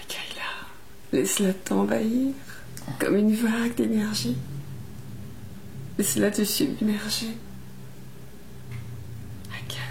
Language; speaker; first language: French; native; French